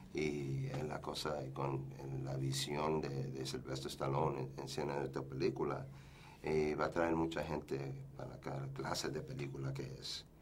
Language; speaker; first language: Spanish; early bilingual, heritage; Spanish